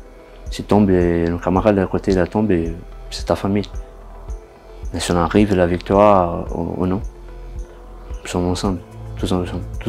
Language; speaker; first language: French; non-native, learner; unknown